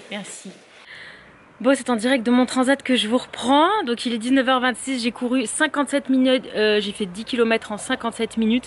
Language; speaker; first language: French; native; French